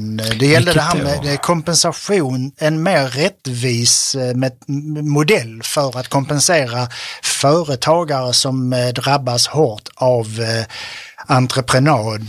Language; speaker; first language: Swedish; native; Swedish